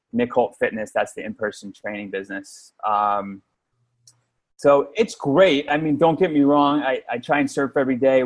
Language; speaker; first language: English; native; English